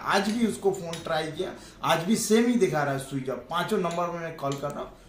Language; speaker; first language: Hindi; non-native, local second language; Bangla